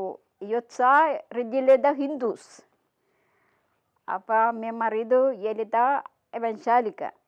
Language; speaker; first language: Portuguese; non-native, learner; Malayalam